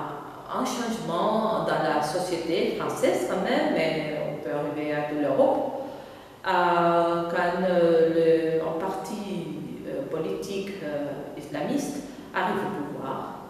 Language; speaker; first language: French; non-native, fluent; Catalan